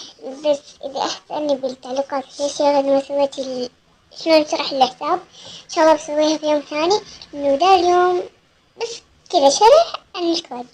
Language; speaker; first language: Arabic; native; Arabic